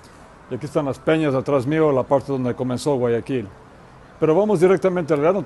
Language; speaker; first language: Spanish; native; Spanish